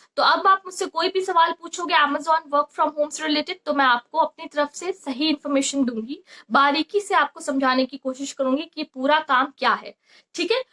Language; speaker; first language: Hindi; native; Hindi